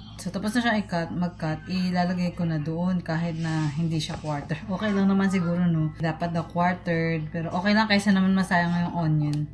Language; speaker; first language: Filipino; native; Filipino